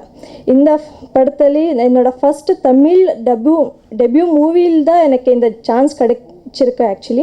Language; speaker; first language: Tamil; non-native, learner; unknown